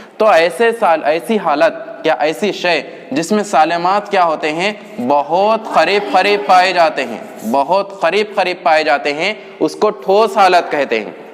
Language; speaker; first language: Urdu; native; Urdu